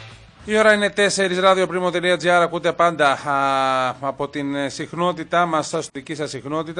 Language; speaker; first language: Greek; native; Greek